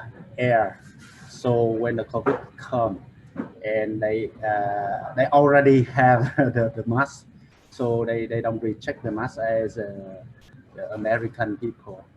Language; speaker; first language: English; non-native, learner; Vietnamese